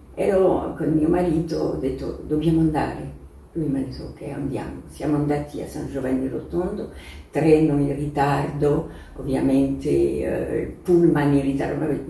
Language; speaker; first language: Italian; non-native, fluent; French